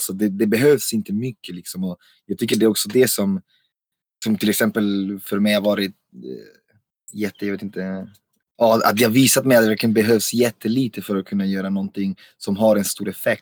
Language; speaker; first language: Swedish; non-native, fluent; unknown